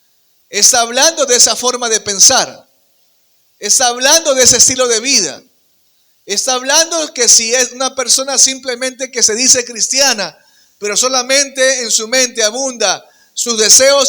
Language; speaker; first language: Spanish; native; Spanish